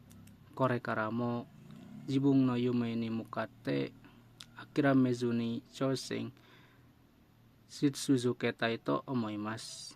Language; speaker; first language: Japanese; non-native, learner; Indonesian